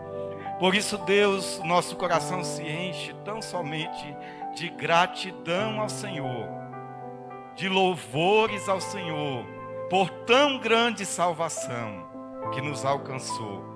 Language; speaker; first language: Portuguese; native; Portuguese